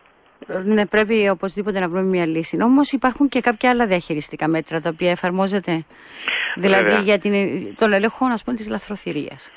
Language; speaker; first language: Greek; native; Greek